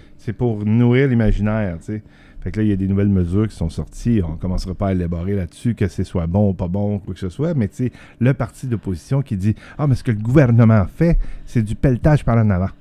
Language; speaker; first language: French; native; French